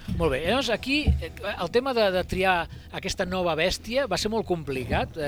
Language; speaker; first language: Catalan; native; Catalan